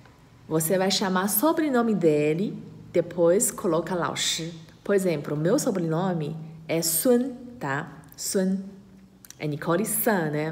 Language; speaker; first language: Portuguese; non-native, fluent; Chinese